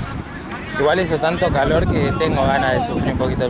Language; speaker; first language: Spanish; native; Spanish